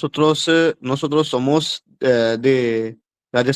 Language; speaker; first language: Spanish; non-native, learner; Hindi